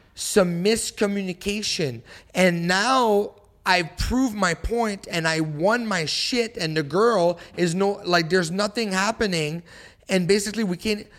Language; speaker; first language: English; early bilingual, other home language; French